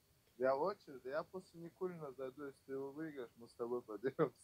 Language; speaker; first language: Russian; non-native, local second language; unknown